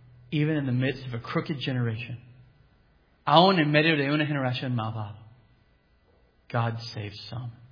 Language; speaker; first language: Spanish; non-native, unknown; English